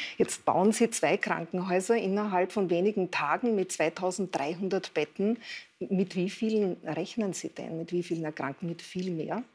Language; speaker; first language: German; native; German